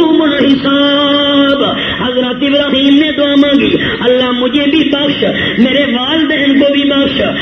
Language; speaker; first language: Urdu; non-native, local second language; Punjabi